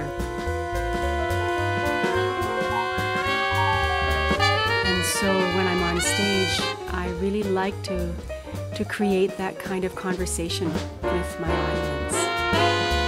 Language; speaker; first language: English; native; English